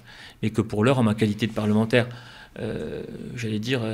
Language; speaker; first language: French; native; French